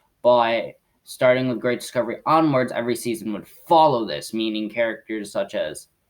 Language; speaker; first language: English; native; English